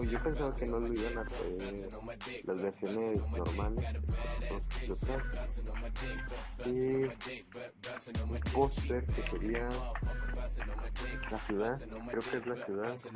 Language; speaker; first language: Spanish; native; Spanish